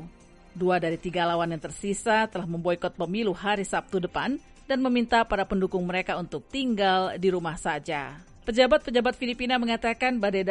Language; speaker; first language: Indonesian; native; Indonesian